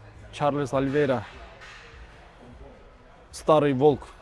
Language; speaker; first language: Russian; non-native, local second language; Kyrgyz